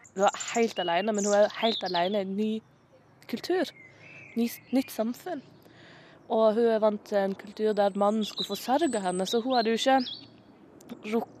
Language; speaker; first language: Norwegian; native; Norwegian